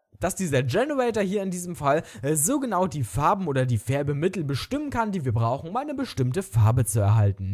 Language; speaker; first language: German; native; German